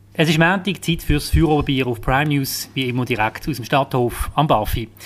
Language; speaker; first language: German; native; German